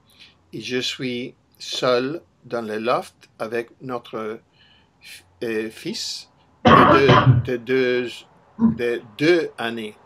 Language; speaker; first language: French; non-native, learner; English